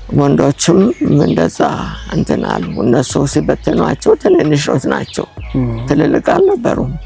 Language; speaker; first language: Amharic; early bilingual, other home language; Finnish